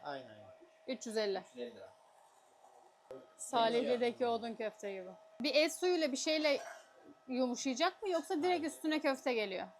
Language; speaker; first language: Turkish; native; Turkish